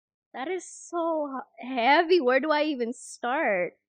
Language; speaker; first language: English; non-native, fluent; Indonesian